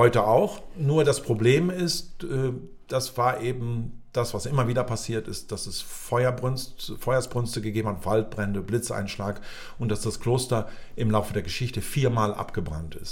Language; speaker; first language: German; native; German